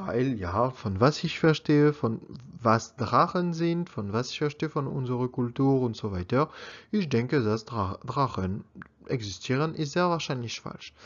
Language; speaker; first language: German; non-native, learner; French